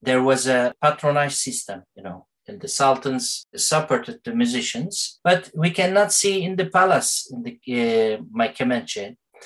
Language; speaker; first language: English; non-native, learner; Turkish